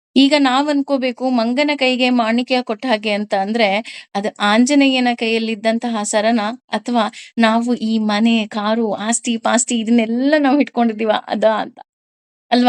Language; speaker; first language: Kannada; native; Kannada